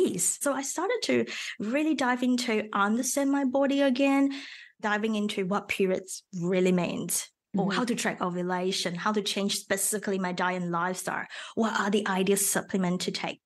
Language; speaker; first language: English; non-native, local second language; Chinese